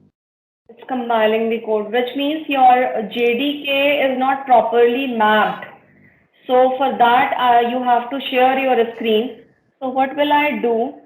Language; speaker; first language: English; non-native, local second language; Hindi